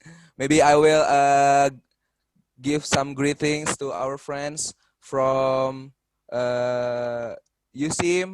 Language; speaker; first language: English; non-native, fluent; Indonesian